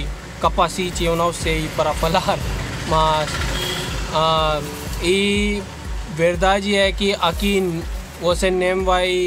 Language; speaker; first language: Portuguese; non-native, learner; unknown